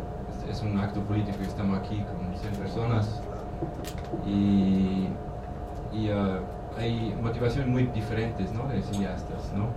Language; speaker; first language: Spanish; non-native, learner; German